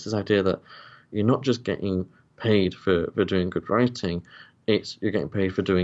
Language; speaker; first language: English; native; English